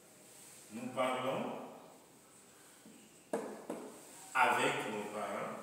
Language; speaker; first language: French; non-native, fluent; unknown